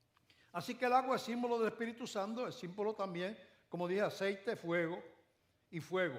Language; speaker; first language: Spanish; native; Spanish